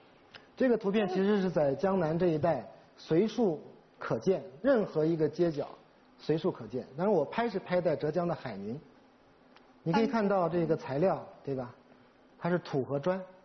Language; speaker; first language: Chinese; native; Chinese